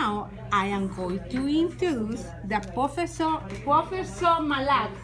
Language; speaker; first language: English; non-native, learner; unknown